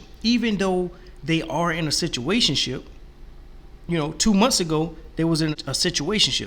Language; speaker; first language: English; native; English